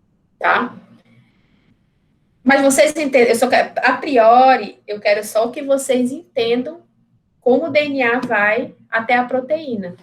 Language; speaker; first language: Portuguese; native; Portuguese